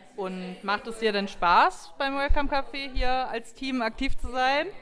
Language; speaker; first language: German; native; German